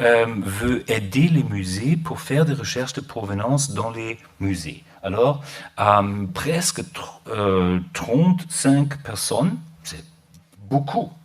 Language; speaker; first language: French; non-native, learner; German